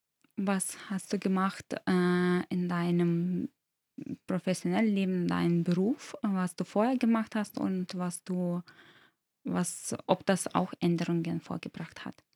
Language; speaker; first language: German; non-native, fluent; Lithuanian